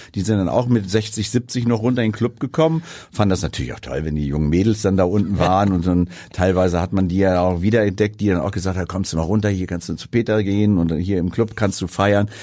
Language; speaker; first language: German; native; German